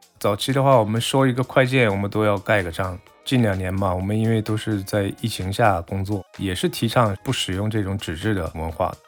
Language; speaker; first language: Chinese; non-native, fluent; Japanese